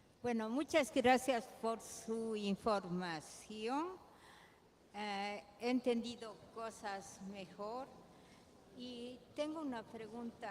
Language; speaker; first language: Spanish; non-native, fluent; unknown